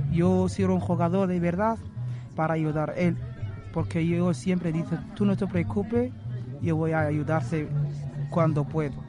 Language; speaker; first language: Spanish; non-native, learner; Arabic